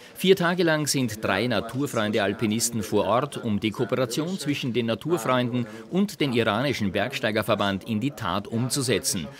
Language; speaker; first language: German; native; German